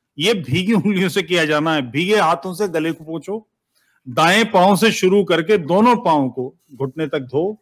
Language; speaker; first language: Hindi; native; Hindi